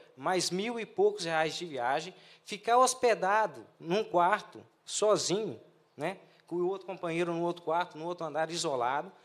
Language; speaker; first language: Portuguese; native; Portuguese